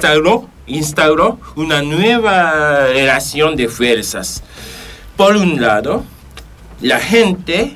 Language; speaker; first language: Spanish; non-native, fluent; Japanese